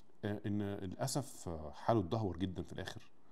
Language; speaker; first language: Arabic; native; Arabic